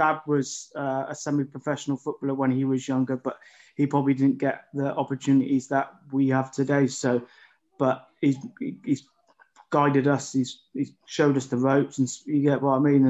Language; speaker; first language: English; native; English